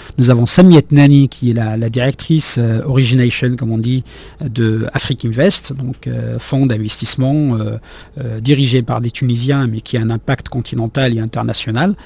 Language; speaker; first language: French; non-native, local second language; Arabic